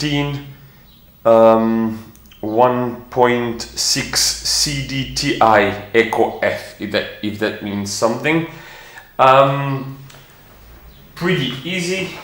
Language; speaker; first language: English; non-native, fluent; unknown